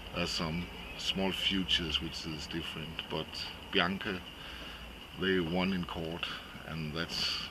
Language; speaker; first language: English; non-native, fluent; Danish